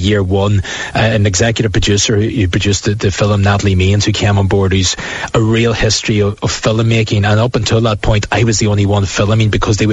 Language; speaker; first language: English; native; English